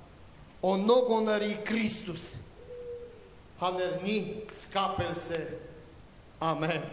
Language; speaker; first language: Swedish; non-native, learner; Romanian